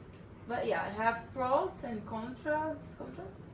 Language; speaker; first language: English; non-native, learner; Portuguese